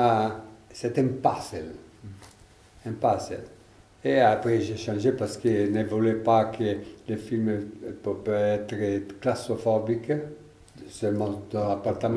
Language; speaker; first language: French; non-native, learner; Italian